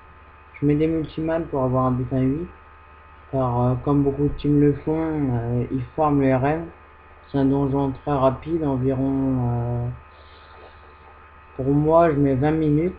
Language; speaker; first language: French; native; French